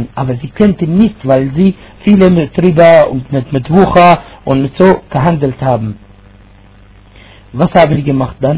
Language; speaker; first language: German; non-native, fluent; Arabic